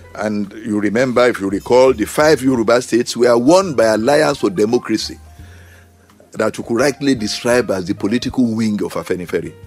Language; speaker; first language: English; non-native, local second language; Yoruba